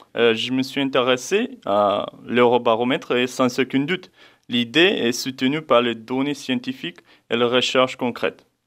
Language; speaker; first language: French; non-native, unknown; Romanian